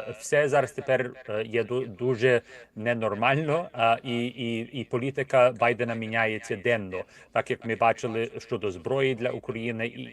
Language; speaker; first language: Ukrainian; early bilingual, heritage; Ukrainian